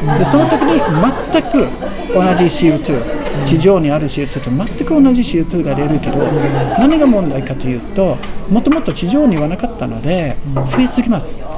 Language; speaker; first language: Japanese; non-native, fluent; Swedish